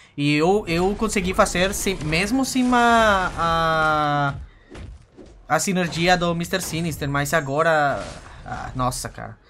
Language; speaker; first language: Portuguese; non-native, fluent; Spanish